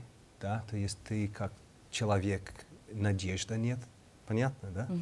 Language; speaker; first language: Russian; non-native, learner; English